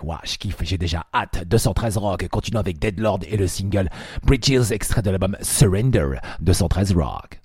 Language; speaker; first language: French; native; French